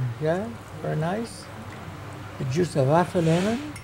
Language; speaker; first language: English; non-native, fluent; French